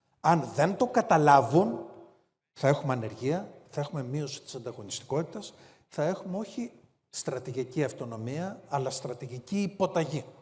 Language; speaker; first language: Greek; native; Greek